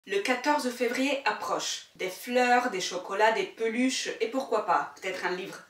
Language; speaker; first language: French; non-native, fluent; Italian